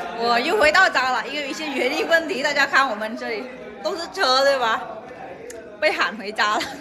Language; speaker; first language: Chinese; non-native, fluent; Vietnamese